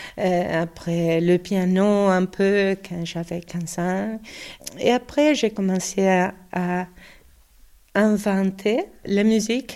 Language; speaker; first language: French; non-native, learner; Spanish